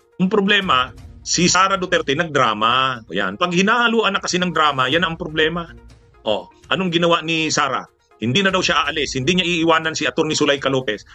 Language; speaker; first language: Filipino; native; Filipino